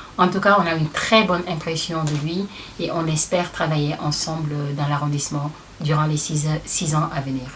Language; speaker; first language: French; non-native, local second language; Wolof